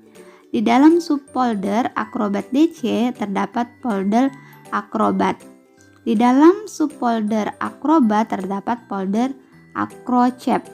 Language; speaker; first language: Indonesian; native; Indonesian